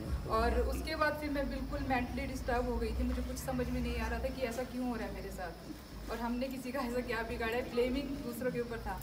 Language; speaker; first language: Hindi; native; Hindi